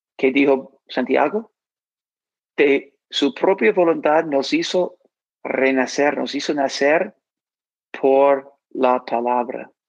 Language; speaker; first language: Spanish; non-native, fluent; English